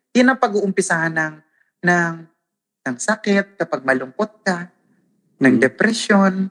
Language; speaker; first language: Filipino; non-native, local second language; Waray